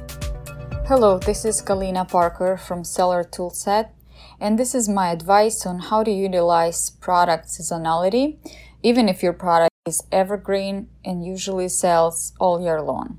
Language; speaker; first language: English; non-native, fluent; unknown